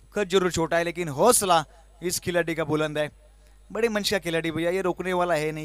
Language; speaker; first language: Hindi; non-native, local second language; Marathi